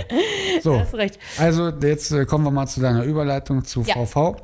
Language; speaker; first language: German; native; German